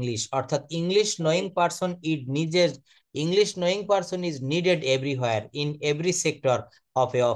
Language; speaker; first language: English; non-native, fluent; Bangla